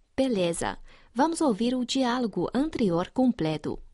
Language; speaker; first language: Portuguese; non-native, fluent; Chinese